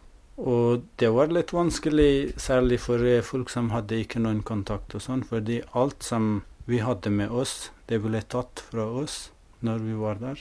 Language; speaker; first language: Norwegian; non-native, fluent; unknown